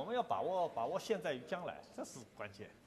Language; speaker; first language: Chinese; native; Chinese